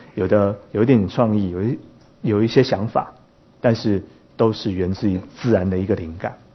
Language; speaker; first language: Chinese; native; Chinese